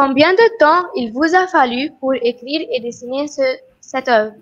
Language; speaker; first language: French; non-native, learner; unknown